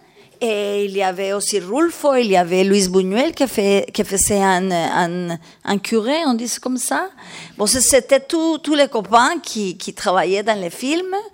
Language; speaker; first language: French; non-native, learner; Spanish